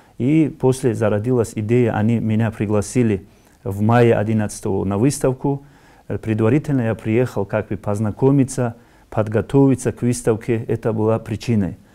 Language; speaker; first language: Russian; non-native, local second language; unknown